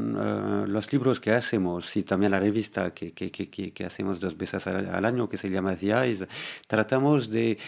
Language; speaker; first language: Spanish; non-native, fluent; French